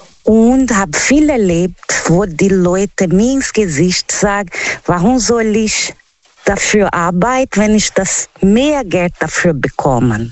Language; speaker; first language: German; non-native, learner; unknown